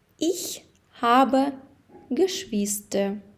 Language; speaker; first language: German; non-native, fluent; Ukrainian